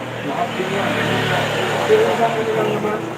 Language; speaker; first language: Filipino; native; Filipino